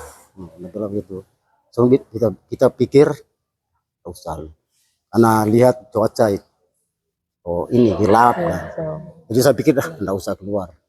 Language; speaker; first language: Indonesian; non-native, local second language; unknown